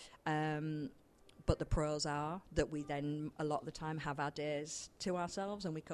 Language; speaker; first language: English; native; English